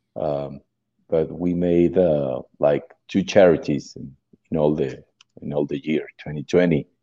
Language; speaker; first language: English; non-native, learner; Spanish